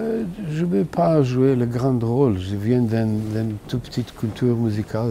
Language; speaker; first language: French; non-native, fluent; Serbian